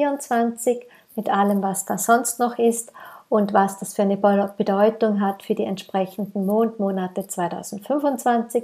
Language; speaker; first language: German; native; German